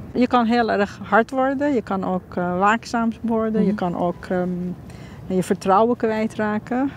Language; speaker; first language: Dutch; non-native, fluent; Persian